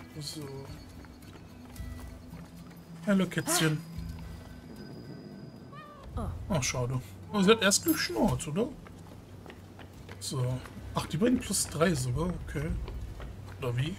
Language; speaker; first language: German; native; German